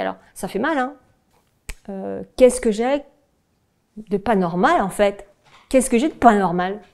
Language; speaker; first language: French; native; French